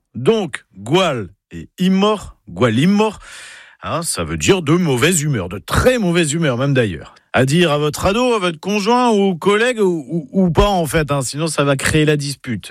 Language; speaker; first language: French; native; French